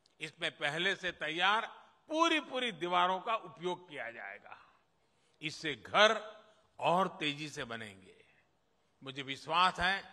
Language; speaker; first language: Hindi; non-native, local second language; Gujarati